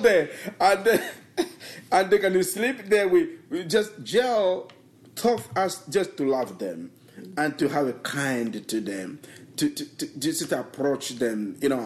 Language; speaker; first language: English; non-native, learner; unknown